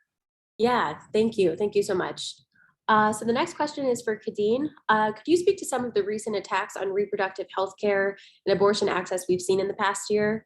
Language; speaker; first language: English; native; English